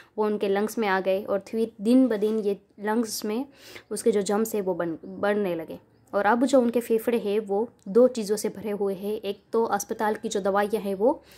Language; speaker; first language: Hindi; non-native, local second language; Gujarati